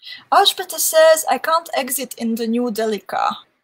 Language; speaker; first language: English; non-native, fluent; Hungarian